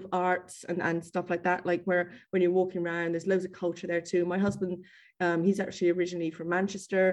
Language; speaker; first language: English; native; English